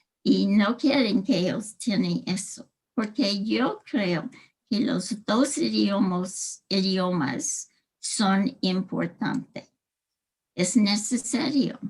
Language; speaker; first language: Spanish; early bilingual, heritage; English